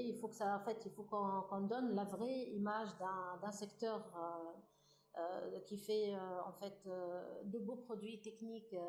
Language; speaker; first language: French; non-native, local second language; Arabic